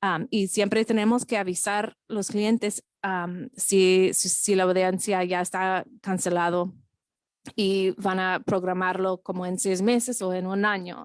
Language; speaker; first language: Spanish; non-native, fluent; English